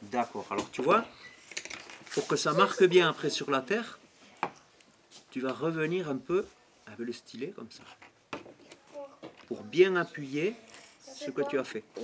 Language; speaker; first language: French; native; French